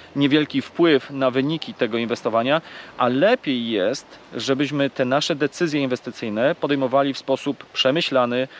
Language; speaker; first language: Polish; native; Polish